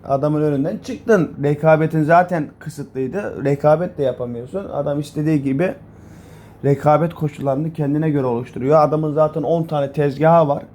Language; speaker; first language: Turkish; native; Turkish